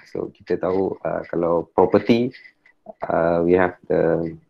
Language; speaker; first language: English; non-native, local second language; Malay